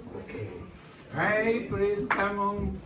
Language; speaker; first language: English; non-native, learner; Japanese